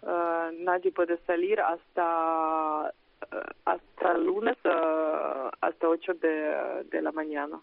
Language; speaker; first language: Spanish; non-native, fluent; Ukrainian